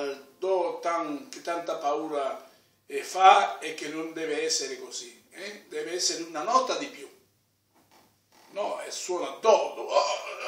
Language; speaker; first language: Italian; non-native, fluent; Spanish